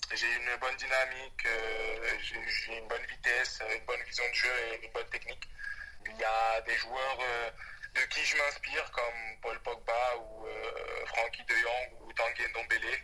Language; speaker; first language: French; early bilingual, other home language; Wolof